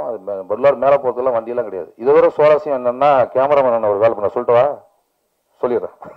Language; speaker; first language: Tamil; native; Tamil